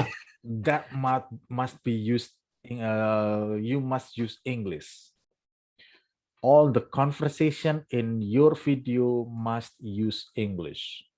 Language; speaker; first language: English; non-native, fluent; Indonesian